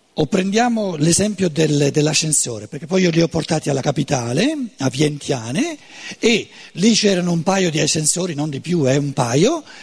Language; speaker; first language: Italian; native; Italian